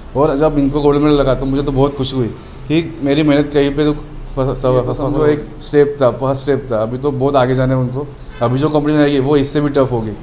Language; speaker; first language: Hindi; non-native, local second language; Marathi